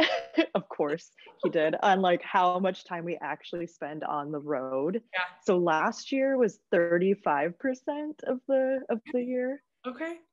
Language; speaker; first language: English; native; English